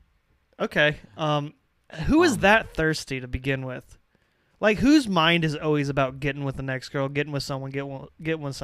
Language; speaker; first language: English; native; English